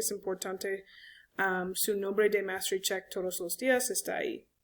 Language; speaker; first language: Spanish; non-native, learner; English